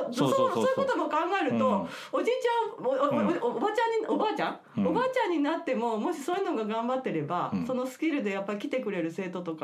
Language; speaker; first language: Japanese; native; Japanese